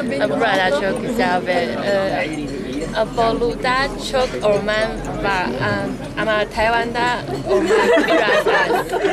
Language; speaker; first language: Turkish; non-native, learner; Chinese